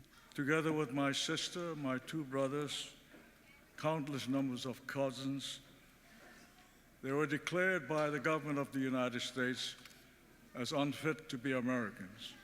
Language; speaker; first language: English; early bilingual, other home language; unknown